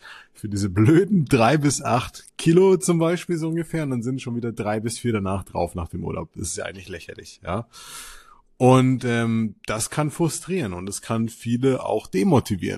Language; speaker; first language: German; native; German